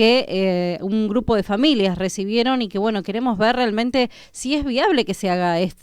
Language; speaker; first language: Spanish; native; Spanish